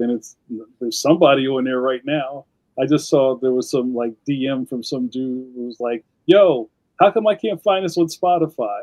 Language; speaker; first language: English; native; English